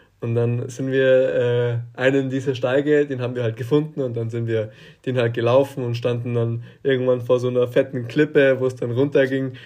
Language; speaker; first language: German; native; German